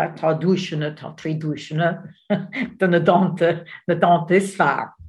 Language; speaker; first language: Irish; non-native, learner; Dutch